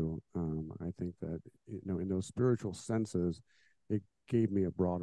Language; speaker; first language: English; native; English